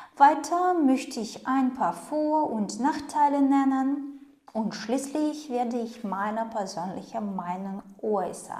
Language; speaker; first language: German; non-native, fluent; Ukrainian